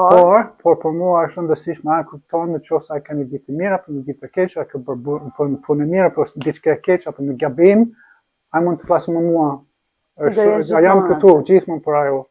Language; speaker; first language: Albanian; non-native, learner; English